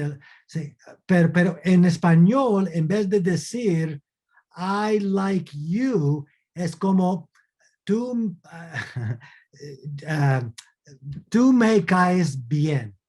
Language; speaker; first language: Spanish; non-native, fluent; English